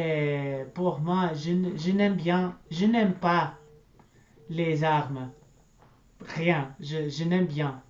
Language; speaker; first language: French; non-native, learner; English